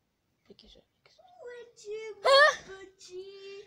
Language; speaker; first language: French; native; French